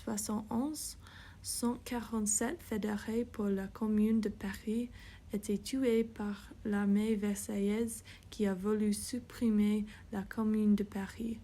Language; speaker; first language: French; non-native, fluent; English